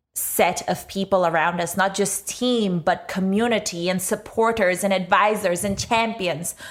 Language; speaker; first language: English; non-native, local second language; Urdu